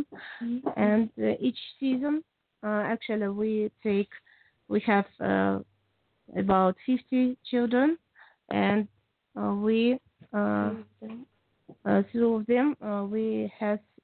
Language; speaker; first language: English; non-native, learner; Kazakh